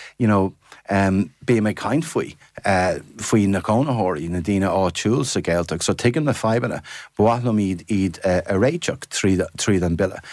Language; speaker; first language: Irish; non-native, fluent; English